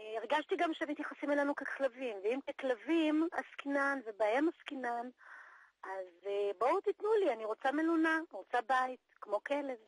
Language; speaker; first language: Hebrew; early bilingual, other home language; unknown